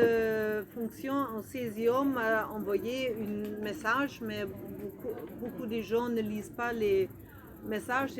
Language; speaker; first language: French; non-native, fluent; German